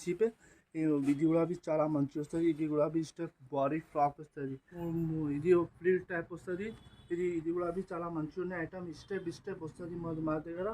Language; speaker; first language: Telugu; non-native, local second language; Hindi